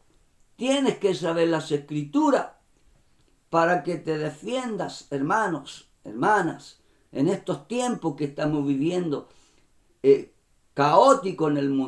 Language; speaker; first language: Spanish; native; Spanish